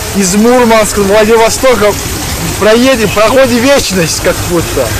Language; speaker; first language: Russian; non-native, local second language; Azerbaijani